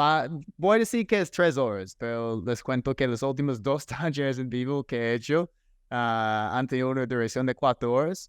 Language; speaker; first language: Spanish; non-native, fluent; English